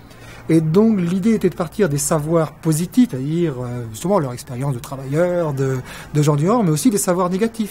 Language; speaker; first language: French; native; French